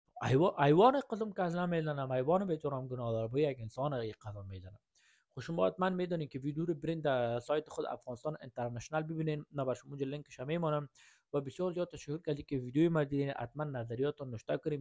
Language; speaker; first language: Persian; native; Persian